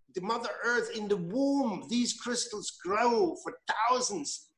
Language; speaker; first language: English; non-native, fluent; German